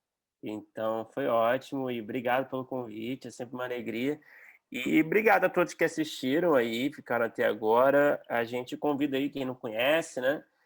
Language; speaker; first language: Portuguese; native; Portuguese